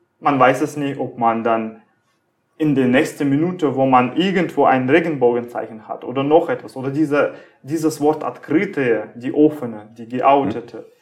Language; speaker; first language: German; non-native, fluent; Russian